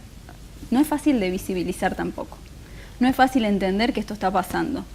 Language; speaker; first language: Spanish; native; Spanish